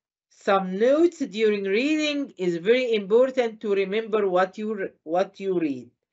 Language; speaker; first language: English; non-native, fluent; Arabic